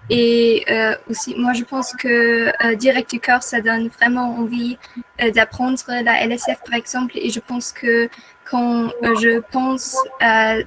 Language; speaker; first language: French; non-native, fluent; German